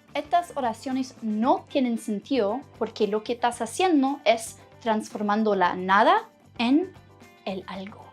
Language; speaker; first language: Spanish; non-native, fluent; English